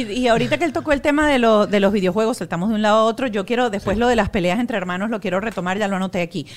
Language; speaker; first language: Spanish; native; Spanish